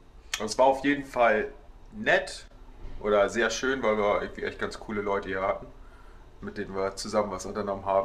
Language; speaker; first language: German; native; German